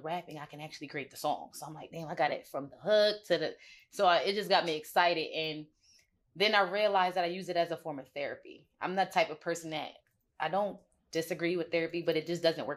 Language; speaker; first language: English; native; English